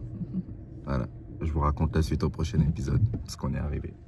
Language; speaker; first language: French; native; French